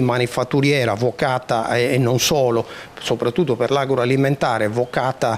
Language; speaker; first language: Italian; native; Italian